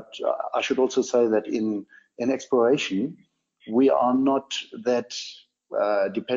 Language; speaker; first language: English; non-native, local second language; German